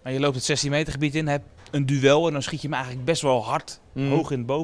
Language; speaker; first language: Dutch; native; Dutch